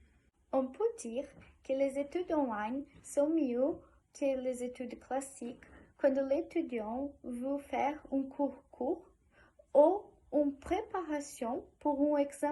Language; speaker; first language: French; non-native, learner; Portuguese